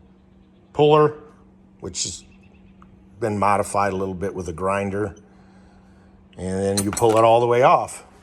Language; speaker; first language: English; native; English